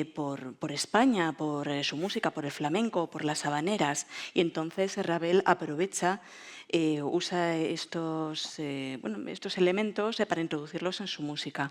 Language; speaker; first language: Spanish; native; Spanish